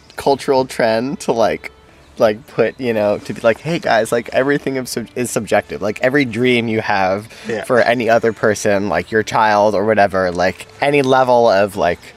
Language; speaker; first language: English; native; English